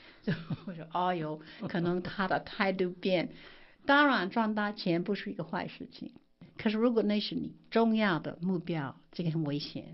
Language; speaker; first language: Chinese; non-native, fluent; English